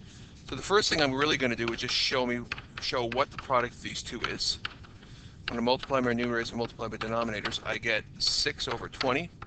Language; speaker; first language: English; native; English